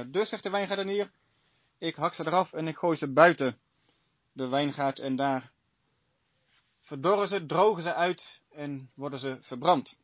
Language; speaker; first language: Dutch; native; Dutch